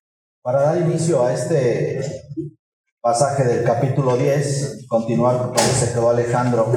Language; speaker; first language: Spanish; native; Spanish